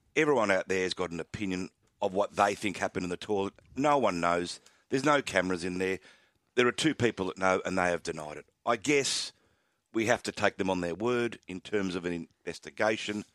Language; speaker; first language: English; native; English